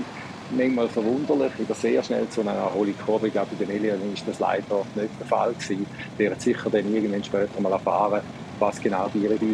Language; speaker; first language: German; native; German